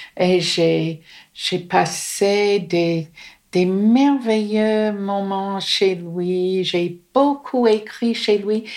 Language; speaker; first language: French; non-native, fluent; English